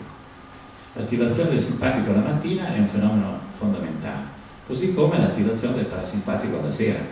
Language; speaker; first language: Italian; native; Italian